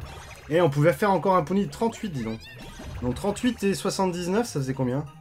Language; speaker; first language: French; native; French